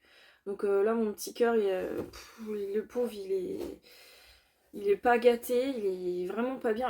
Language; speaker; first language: French; native; French